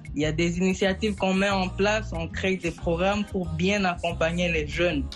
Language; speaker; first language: French; non-native, local second language; Swahili